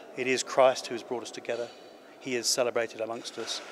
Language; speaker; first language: English; native; English